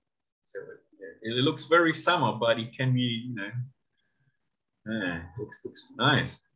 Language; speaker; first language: English; non-native, learner; Spanish